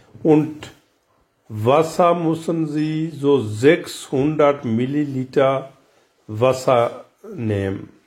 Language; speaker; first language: German; non-native, learner; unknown